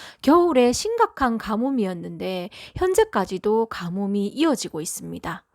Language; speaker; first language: Korean; native; Korean